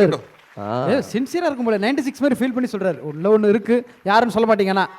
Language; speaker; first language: Tamil; native; Tamil